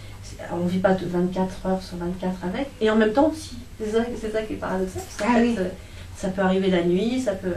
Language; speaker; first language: French; native; French